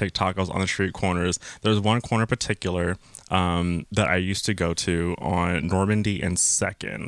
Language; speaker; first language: English; native; English